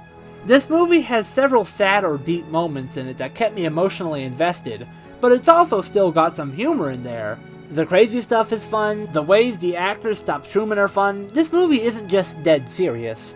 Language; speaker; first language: English; native; English